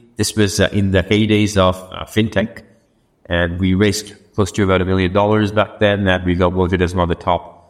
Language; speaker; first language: English; non-native, local second language; Sinhala